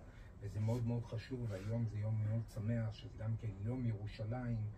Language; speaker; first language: Hebrew; native; Hebrew